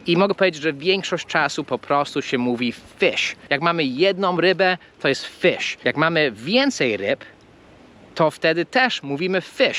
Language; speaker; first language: Polish; non-native, fluent; English